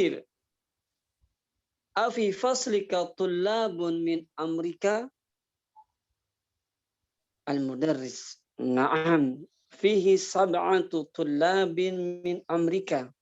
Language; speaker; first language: Arabic; non-native, fluent; Indonesian